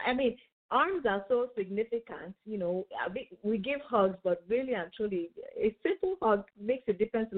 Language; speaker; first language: English; non-native, local second language; Yoruba